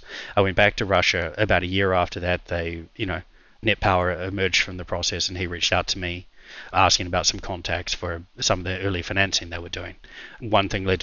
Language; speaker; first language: English; native; English